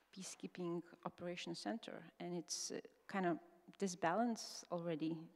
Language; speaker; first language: English; non-native, fluent; Lithuanian